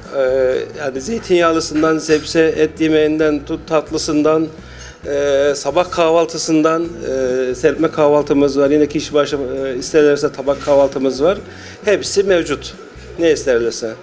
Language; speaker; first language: Turkish; native; Turkish